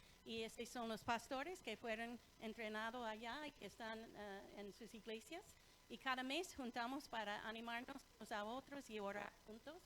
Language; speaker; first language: Spanish; non-native, fluent; English